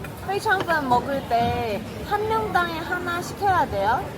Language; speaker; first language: Korean; non-native, fluent; Chinese